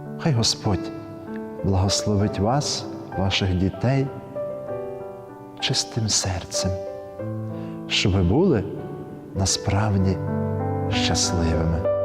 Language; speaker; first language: Ukrainian; native; Ukrainian